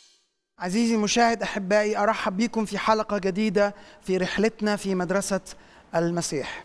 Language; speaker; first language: Arabic; native; Arabic